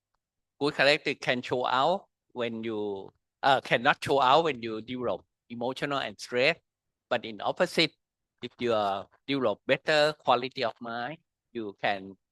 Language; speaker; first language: English; non-native, learner; Thai